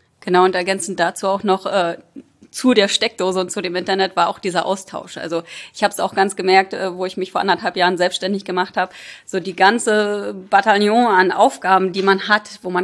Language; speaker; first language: German; native; German